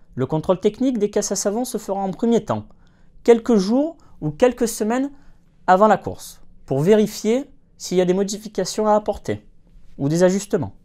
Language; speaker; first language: French; native; French